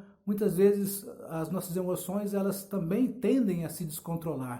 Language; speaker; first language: Portuguese; native; Portuguese